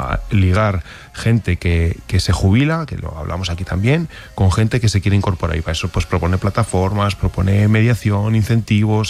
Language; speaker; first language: Spanish; native; Spanish